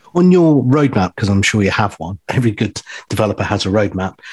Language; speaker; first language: English; native; English